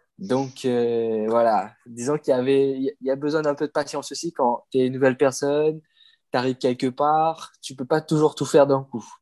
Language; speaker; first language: French; non-native, local second language; Morisyen